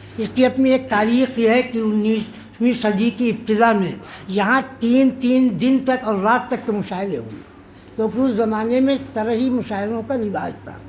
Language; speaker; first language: Urdu; native; Urdu